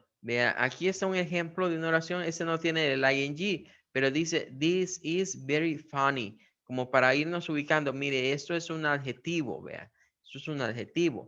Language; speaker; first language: Spanish; native; Spanish